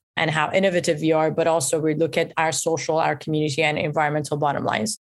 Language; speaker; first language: English; early bilingual, other home language; Persian